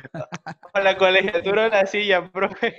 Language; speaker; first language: Spanish; native; Spanish